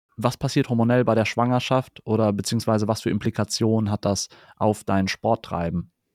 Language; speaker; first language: German; native; German